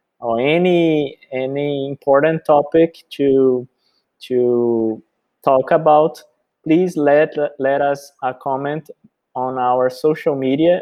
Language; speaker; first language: English; non-native, fluent; Portuguese